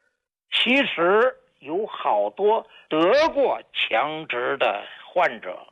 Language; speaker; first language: Chinese; native; Chinese